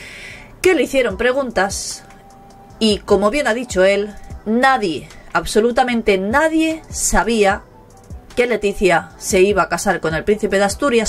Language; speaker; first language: Spanish; native; Spanish